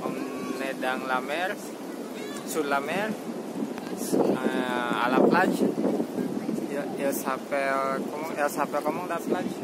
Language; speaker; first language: French; non-native, learner; Indonesian